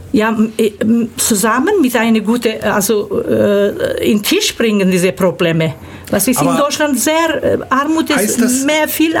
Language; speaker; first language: German; early bilingual, other home language; Turkish